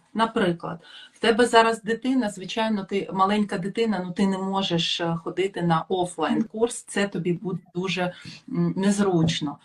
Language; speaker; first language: Ukrainian; non-native, local second language; Russian